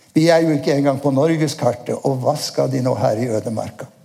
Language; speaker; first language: Norwegian; native; Norwegian